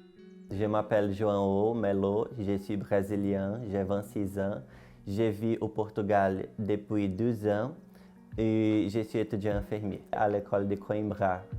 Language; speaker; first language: French; non-native, learner; Portuguese